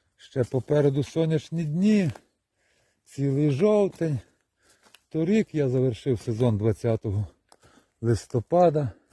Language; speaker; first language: Ukrainian; native; Ukrainian